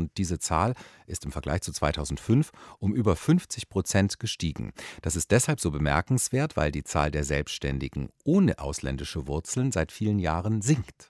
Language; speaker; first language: German; native; German